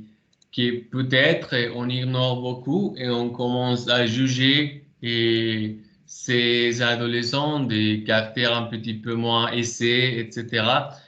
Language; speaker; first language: French; non-native, fluent; Spanish